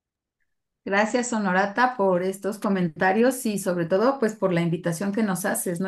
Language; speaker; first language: Spanish; native; Spanish